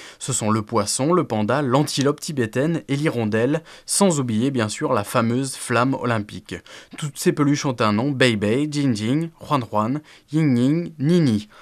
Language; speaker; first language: French; native; French